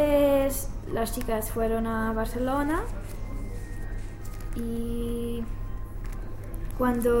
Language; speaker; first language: Spanish; non-native, learner; English